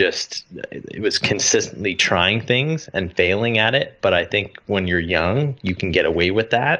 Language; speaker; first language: English; native; English